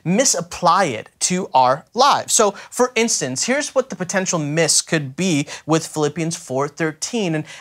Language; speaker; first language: English; native; English